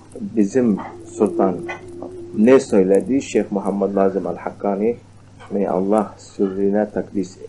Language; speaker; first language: Turkish; non-native, learner; Arabic